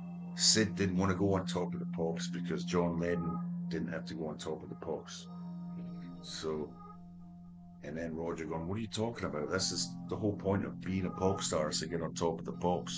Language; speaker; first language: English; native; English